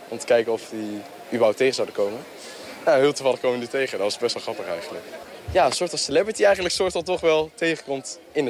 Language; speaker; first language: Dutch; native; Dutch